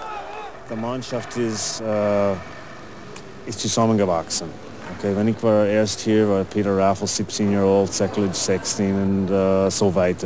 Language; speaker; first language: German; non-native, learner; English